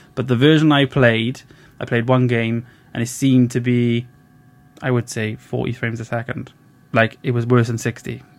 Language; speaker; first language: English; native; English